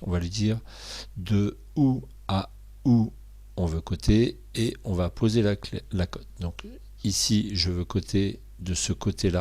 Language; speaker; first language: French; native; French